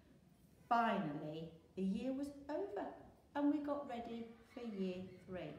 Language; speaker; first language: English; native; English